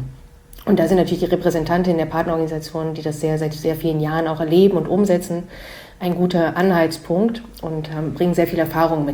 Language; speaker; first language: German; native; German